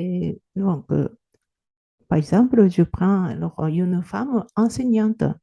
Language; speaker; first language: French; non-native, fluent; Japanese